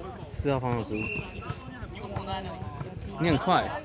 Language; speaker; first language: Chinese; native; Chinese